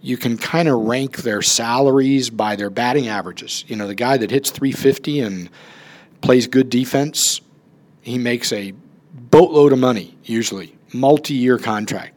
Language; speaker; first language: English; native; English